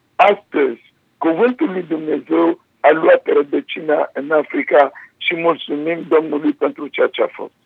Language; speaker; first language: Romanian; non-native, fluent; Sango